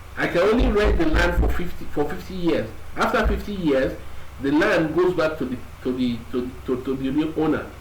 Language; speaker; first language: English; non-native, local second language; Yoruba